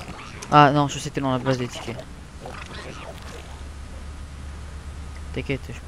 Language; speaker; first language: French; native; French